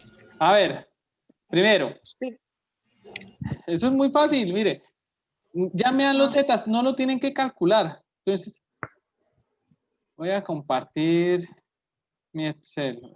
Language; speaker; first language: Spanish; native; Spanish